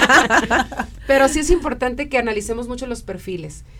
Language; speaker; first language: Spanish; native; Spanish